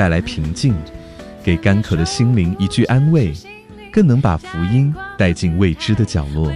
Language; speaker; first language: Chinese; native; Chinese